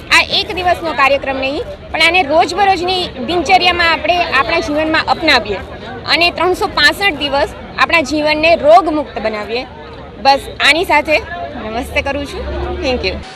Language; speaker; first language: Gujarati; native; Gujarati